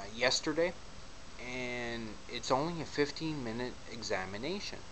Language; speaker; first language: English; native; English